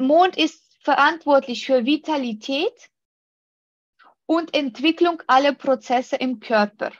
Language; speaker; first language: German; non-native, fluent; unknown